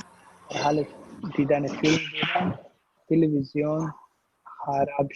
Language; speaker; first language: Persian; non-native, learner; Urdu